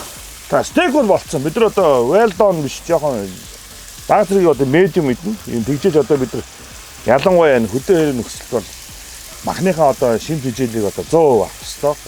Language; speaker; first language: Mongolian; native; Mongolian